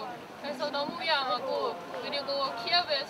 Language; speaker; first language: Korean; non-native, fluent; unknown